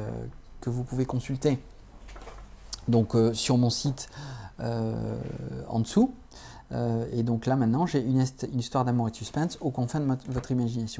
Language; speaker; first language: French; native; French